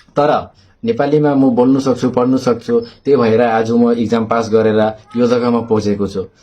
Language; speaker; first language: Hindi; non-native, local second language; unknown